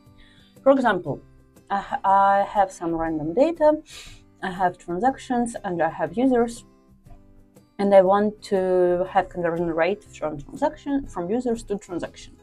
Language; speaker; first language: English; non-native, fluent; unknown